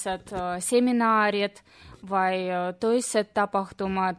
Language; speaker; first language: Finnish; non-native, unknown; Russian